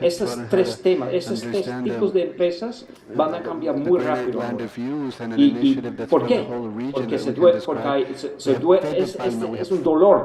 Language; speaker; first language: Spanish; non-native, fluent; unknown